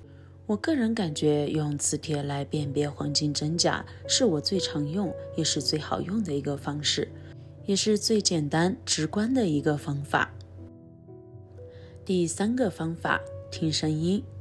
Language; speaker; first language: Chinese; native; Chinese